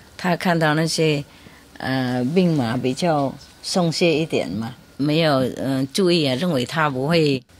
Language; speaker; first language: Chinese; non-native, fluent; Vietnamese